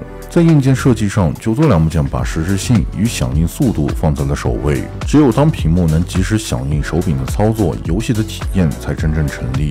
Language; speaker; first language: Chinese; native; Chinese